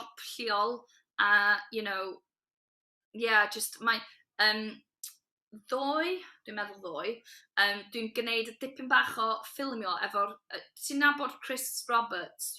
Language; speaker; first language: Welsh; non-native, local second language; English